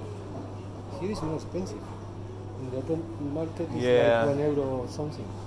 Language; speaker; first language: English; non-native, learner; Spanish